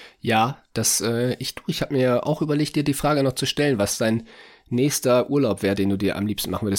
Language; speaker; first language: German; native; German